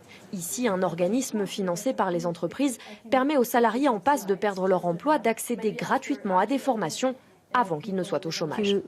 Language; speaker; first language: French; native; French